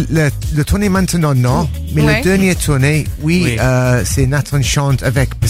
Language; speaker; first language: French; non-native, learner; English